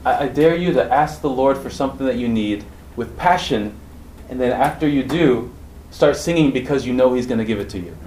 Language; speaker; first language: English; native; English